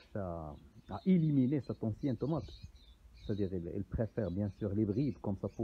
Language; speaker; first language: French; non-native, local second language; Arabic